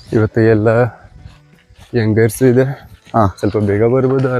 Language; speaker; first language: Kannada; non-native, local second language; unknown